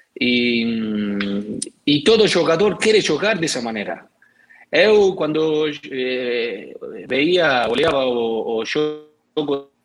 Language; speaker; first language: Portuguese; non-native, learner; Spanish